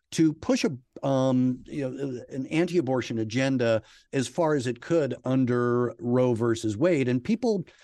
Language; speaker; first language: English; native; English